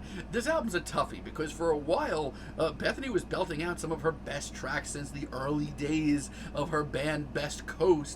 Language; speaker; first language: English; native; English